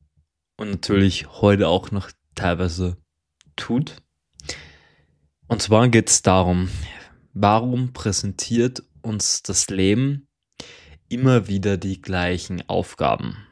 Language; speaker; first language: German; native; German